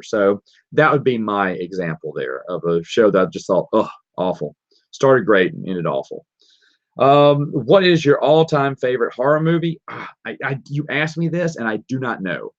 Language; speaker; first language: English; native; English